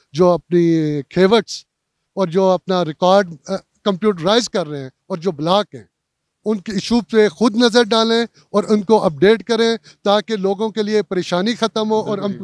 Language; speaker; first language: Urdu; non-native, local second language; Punjabi